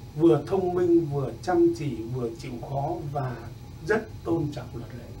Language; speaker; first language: Vietnamese; native; Vietnamese